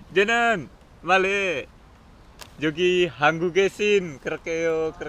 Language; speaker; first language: Korean; non-native, learner; Indonesian